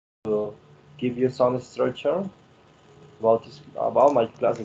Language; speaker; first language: English; non-native, learner; Spanish